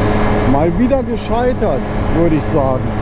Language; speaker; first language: German; native; German